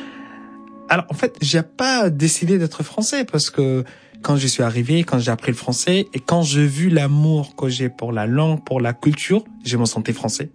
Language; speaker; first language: French; non-native, fluent; Arabic